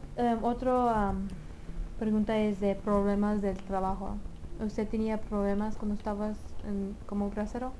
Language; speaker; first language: Spanish; early bilingual, heritage; Spanish